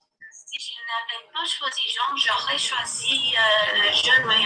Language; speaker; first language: French; non-native, learner; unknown